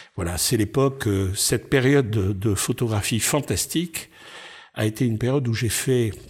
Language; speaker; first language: French; native; French